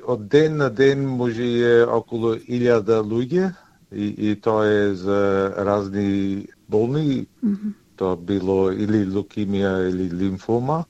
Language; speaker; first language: Macedonian; early bilingual, heritage; Macedonian